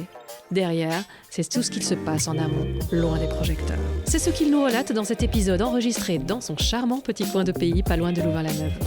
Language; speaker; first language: French; native; French